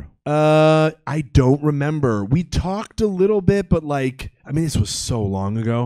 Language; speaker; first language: English; native; English